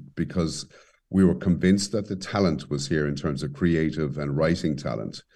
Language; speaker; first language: English; native; English